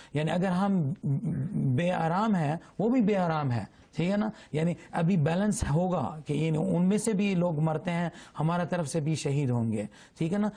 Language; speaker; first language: Urdu; non-native, fluent; Arabic